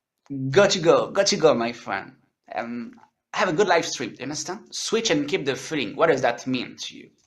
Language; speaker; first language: English; non-native, learner; French